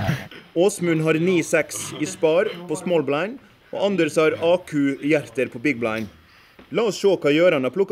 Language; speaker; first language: Norwegian; native; Norwegian